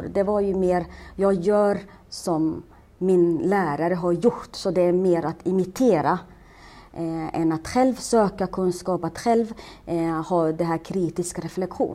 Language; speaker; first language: Swedish; non-native, fluent; Somali